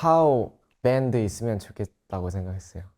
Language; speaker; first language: Korean; non-native, local second language; Thai